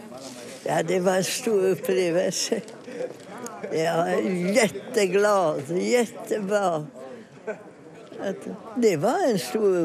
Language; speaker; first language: Swedish; non-native, fluent; Hungarian